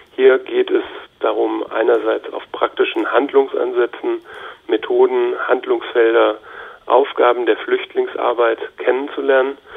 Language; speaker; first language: German; native; German